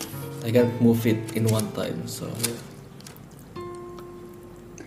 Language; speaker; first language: English; non-native, learner; Indonesian